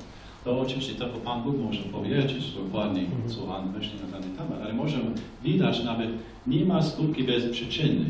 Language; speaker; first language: Polish; non-native, fluent; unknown